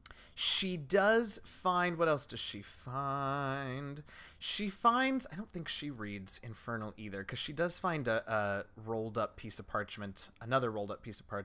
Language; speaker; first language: English; native; English